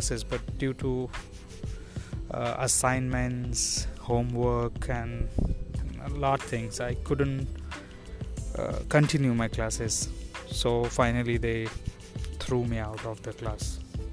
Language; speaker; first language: English; non-native, local second language; Marathi